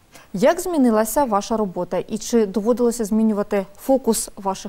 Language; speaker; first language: Ukrainian; native; Ukrainian